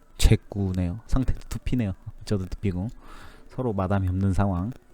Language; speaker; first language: Korean; native; Korean